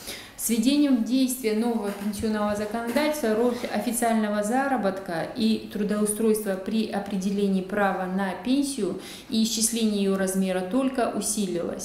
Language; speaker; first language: Russian; native; Russian